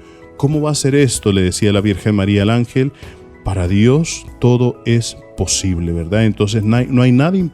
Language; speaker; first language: Spanish; native; Spanish